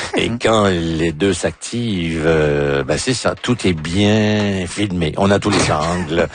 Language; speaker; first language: French; native; French